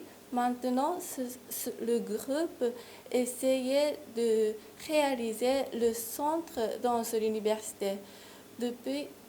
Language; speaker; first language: French; non-native, fluent; Japanese